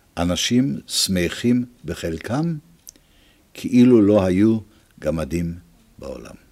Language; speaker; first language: Hebrew; early bilingual, other home language; Italian